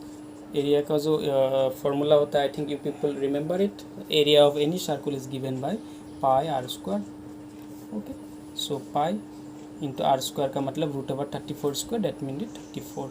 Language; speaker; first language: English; non-native, local second language; Hindi